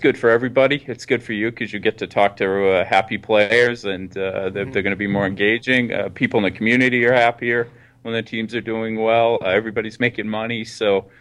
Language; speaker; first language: English; native; English